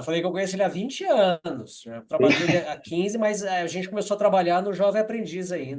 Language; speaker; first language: Portuguese; native; Portuguese